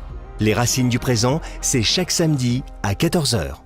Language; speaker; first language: French; native; French